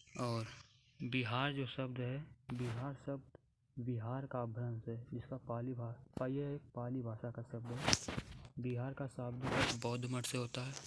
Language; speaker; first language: Hindi; native; Hindi